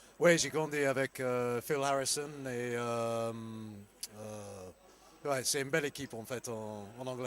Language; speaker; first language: French; non-native, learner; English